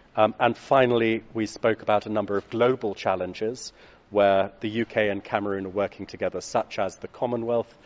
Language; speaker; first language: English; native; English